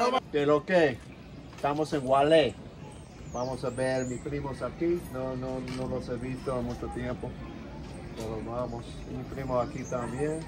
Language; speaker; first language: Spanish; non-native, fluent; English